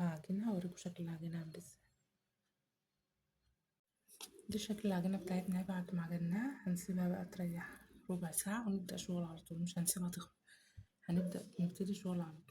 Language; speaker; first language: Arabic; native; Arabic